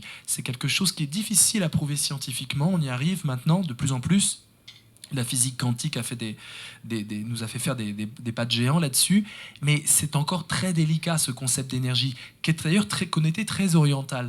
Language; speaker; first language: French; native; French